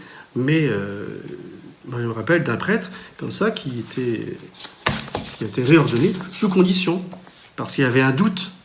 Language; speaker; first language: French; native; French